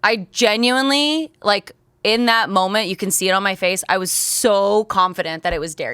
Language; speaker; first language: English; native; English